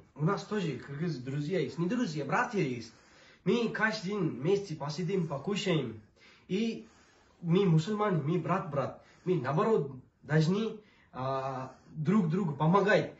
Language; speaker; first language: Russian; non-native, learner; Urdu